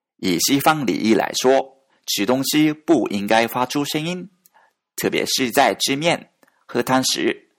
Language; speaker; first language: Chinese; non-native, fluent; Japanese